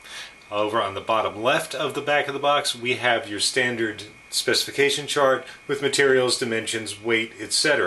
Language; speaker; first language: English; native; English